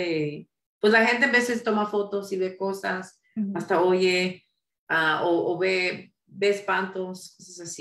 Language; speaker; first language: Spanish; early bilingual, heritage; Spanish